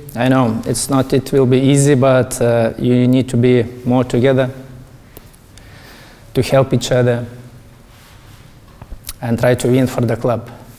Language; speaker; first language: English; non-native, learner; Lithuanian